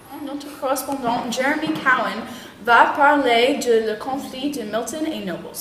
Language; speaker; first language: French; non-native, learner; English